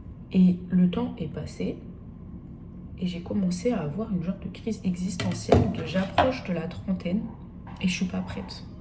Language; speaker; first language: French; native; French